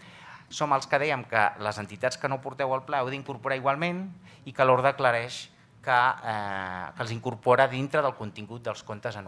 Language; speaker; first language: Catalan; native; Catalan